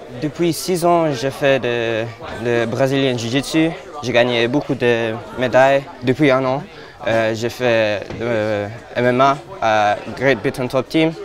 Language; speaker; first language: French; early bilingual, heritage; French